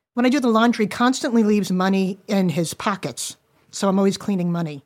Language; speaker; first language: English; native; English